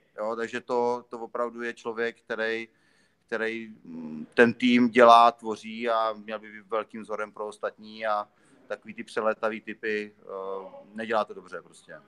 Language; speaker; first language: Czech; native; Czech